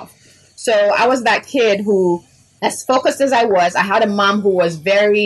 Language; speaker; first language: English; non-native, local second language; Yoruba